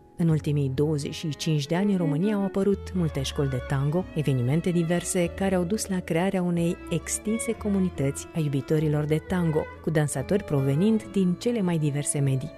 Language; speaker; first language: Romanian; native; Romanian